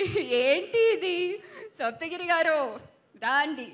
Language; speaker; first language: Telugu; non-native, learner; Tamil